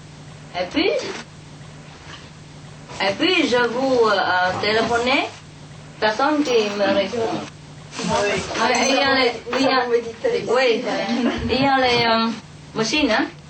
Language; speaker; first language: French; non-native, learner; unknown